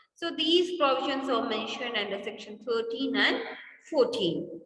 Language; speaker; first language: English; non-native, local second language; Kannada